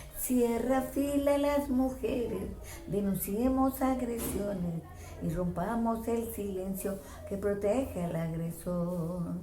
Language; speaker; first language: Spanish; non-native, local second language; Quechua